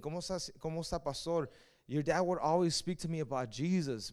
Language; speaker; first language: English; early bilingual, other home language; Spanish